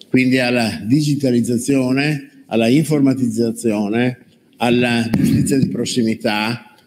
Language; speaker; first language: Italian; native; Italian